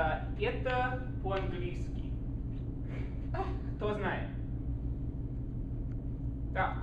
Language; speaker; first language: Russian; non-native, learner; English